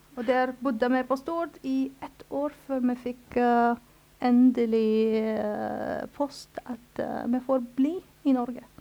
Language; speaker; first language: Norwegian; non-native, fluent; Arabic